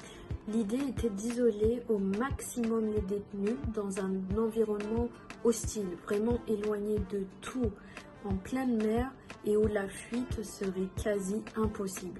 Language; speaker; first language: French; native; French